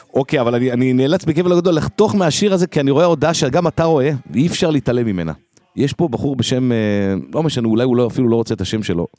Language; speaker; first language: Hebrew; native; Hebrew